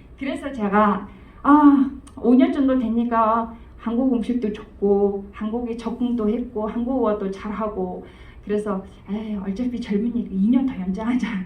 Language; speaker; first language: Korean; non-native, fluent; Mongolian